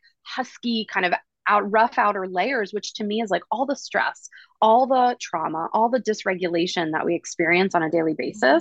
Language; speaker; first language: English; native; English